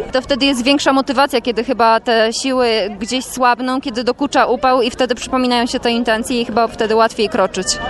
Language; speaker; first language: Polish; native; Polish